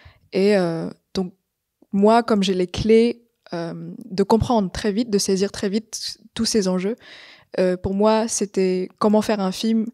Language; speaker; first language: French; non-native, fluent; Vietnamese